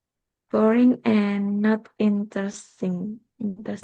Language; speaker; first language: English; non-native, learner; Indonesian